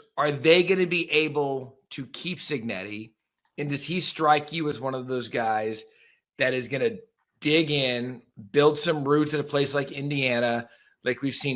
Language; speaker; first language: English; native; English